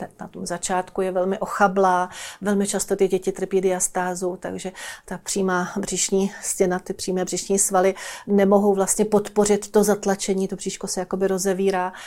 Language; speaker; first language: Czech; native; Czech